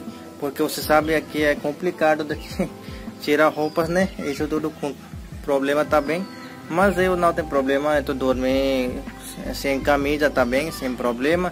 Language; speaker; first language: Portuguese; non-native, learner; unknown